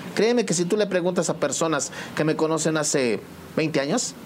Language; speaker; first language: Spanish; native; Spanish